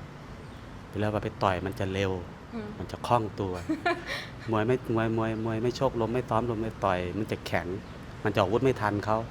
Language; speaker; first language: Thai; native; Thai